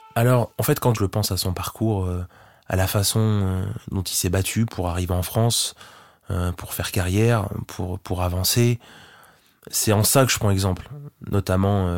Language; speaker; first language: French; native; French